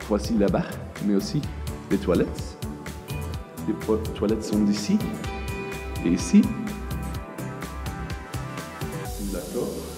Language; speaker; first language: French; non-native, learner; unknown